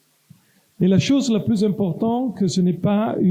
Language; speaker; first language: French; non-native, local second language; Italian